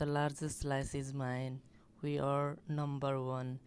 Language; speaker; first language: English; non-native, local second language; Nepali